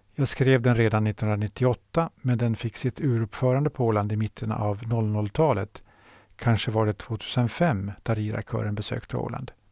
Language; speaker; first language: Swedish; native; Swedish